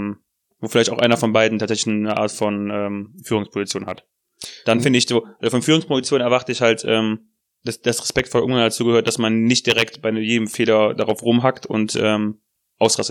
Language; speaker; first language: German; native; German